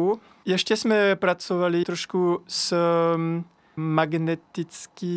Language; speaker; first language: Czech; non-native, fluent; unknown